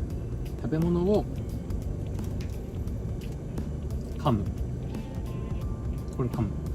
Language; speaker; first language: Japanese; native; Japanese